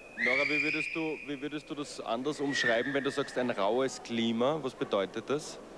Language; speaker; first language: German; native; German